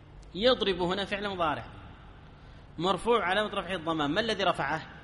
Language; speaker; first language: Arabic; native; Arabic